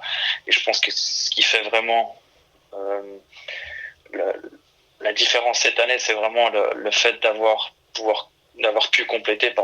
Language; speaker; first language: French; early bilingual, other home language; Portuguese